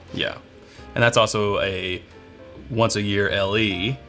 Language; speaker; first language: English; native; English